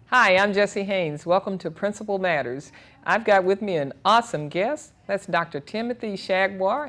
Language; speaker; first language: English; native; English